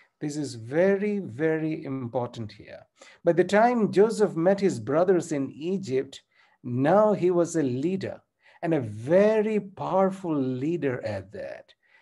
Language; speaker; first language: English; non-native, local second language; Malayalam